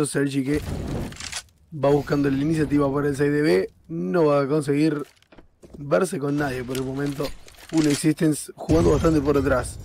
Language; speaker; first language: Spanish; native; Spanish